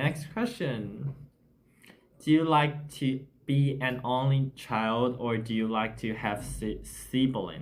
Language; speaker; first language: English; non-native, learner; Chinese